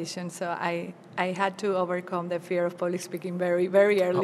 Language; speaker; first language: English; non-native, fluent; Spanish